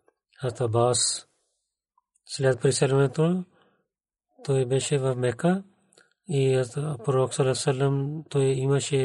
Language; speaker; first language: Bulgarian; non-native, learner; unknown